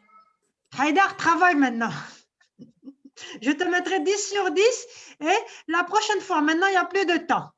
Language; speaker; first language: French; non-native, local second language; Arabic